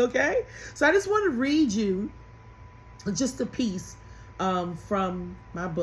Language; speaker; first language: English; native; English